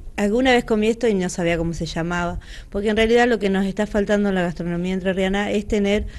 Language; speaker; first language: Spanish; native; Spanish